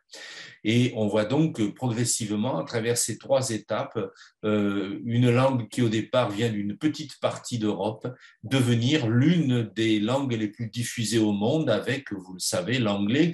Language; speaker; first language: French; native; French